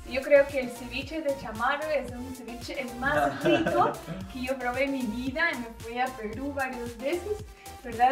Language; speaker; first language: Spanish; non-native, learner; Russian